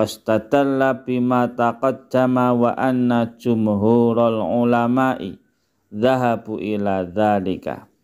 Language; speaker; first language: Arabic; non-native, fluent; Indonesian